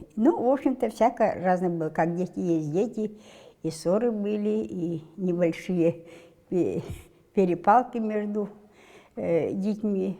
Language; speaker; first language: Russian; non-native, local second language; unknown